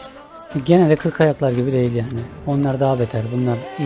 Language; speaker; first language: Turkish; native; Turkish